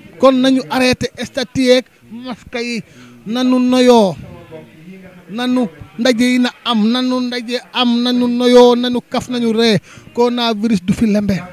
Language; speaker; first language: Wolof; native; Wolof